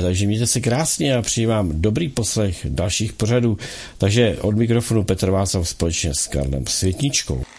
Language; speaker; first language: Czech; native; Czech